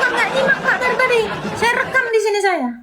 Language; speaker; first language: Indonesian; native; Indonesian